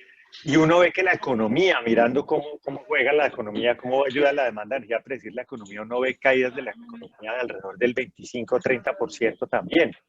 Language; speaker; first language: Spanish; native; Spanish